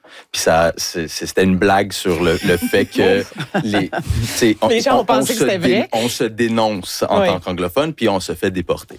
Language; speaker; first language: French; early bilingual, other home language; English